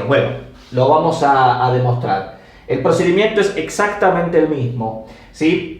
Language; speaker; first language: Spanish; native; Spanish